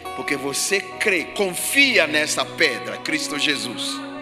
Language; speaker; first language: Portuguese; non-native, fluent; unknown